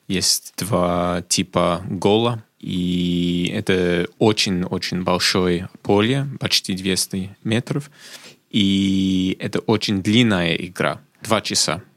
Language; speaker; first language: Russian; non-native, fluent; English